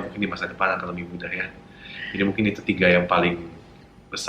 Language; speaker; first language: Indonesian; native; Indonesian